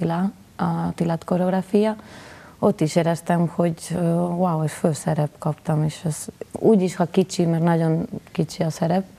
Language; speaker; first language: Hungarian; non-native, learner; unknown